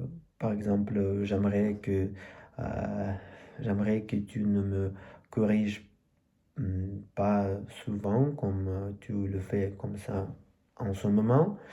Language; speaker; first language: French; non-native, learner; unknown